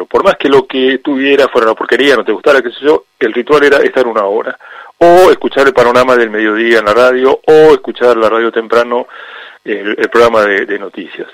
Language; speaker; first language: Spanish; native; Spanish